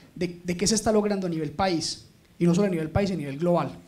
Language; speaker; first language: Spanish; native; Spanish